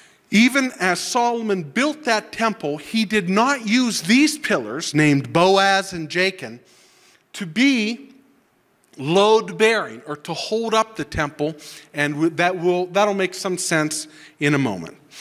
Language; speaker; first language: English; native; English